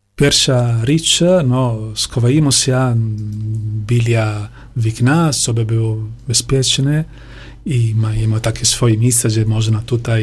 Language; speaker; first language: Ukrainian; non-native, learner; Italian